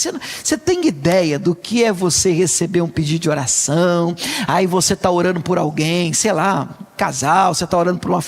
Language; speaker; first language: Portuguese; native; Portuguese